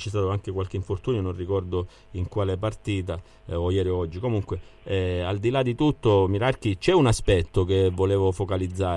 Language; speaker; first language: Italian; native; Italian